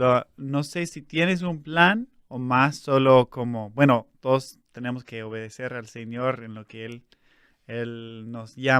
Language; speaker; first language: Spanish; non-native, fluent; English